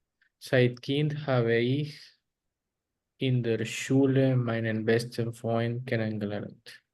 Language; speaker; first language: German; non-native, learner; Spanish